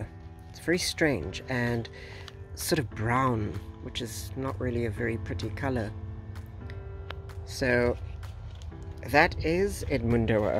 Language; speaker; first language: English; native; English